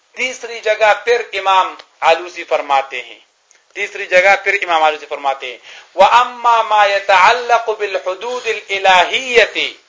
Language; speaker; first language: Urdu; non-native, local second language; Pashto